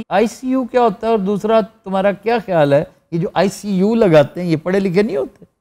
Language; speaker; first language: Urdu; non-native, local second language; Punjabi